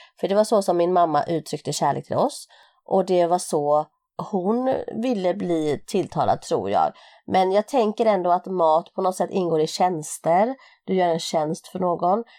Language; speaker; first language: Swedish; native; Swedish